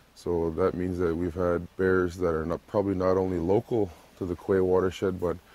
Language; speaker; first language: English; native; English